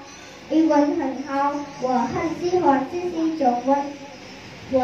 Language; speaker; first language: Chinese; non-native, learner; Khmer